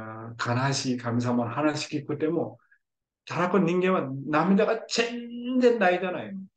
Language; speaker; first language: Japanese; non-native, fluent; Korean